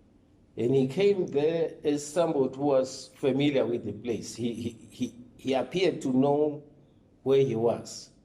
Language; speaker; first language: English; non-native, local second language; Swati